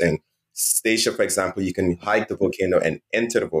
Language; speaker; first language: English; non-native, fluent; Dutch